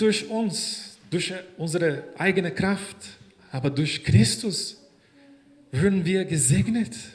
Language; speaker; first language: German; non-native, fluent; Portuguese